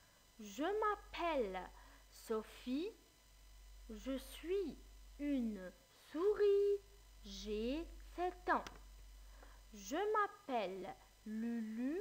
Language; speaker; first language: French; non-native, fluent; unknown